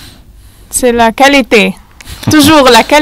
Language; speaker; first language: French; non-native, fluent; Arabic